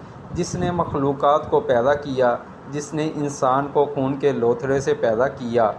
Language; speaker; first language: Urdu; native; Urdu